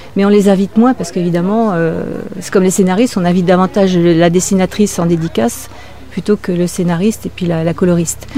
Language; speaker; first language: French; native; French